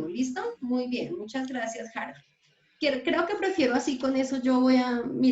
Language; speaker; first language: Spanish; native; Spanish